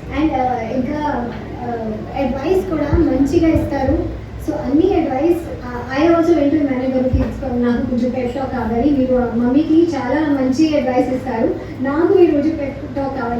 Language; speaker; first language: Telugu; non-native, learner; Hindi